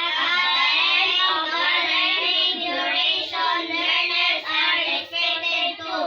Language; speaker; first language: English; non-native, local second language; Cebuano